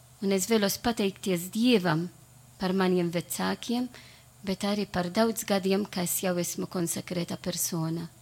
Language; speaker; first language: Latvian; non-native, learner; Italian